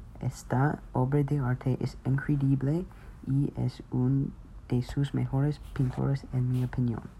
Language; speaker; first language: Spanish; non-native, learner; English